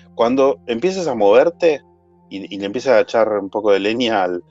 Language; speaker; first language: Spanish; native; Spanish